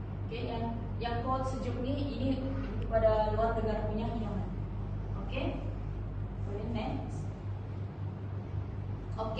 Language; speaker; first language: Malay; native; Malay